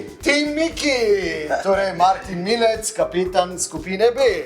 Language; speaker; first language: Slovenian; native; Slovenian